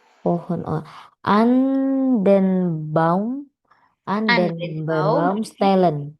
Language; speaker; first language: German; non-native, learner; Indonesian